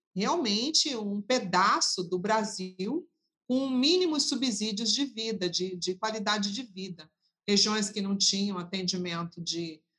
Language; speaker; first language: Portuguese; native; Portuguese